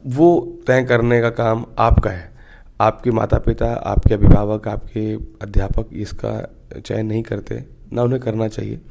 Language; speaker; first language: Hindi; native; Hindi